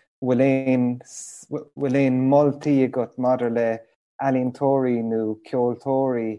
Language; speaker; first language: Irish; non-native, local second language; English